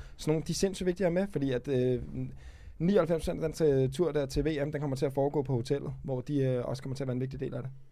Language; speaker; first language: Danish; native; Danish